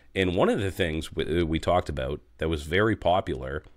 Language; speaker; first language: English; native; English